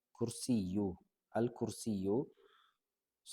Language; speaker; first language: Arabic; non-native, fluent; Uzbek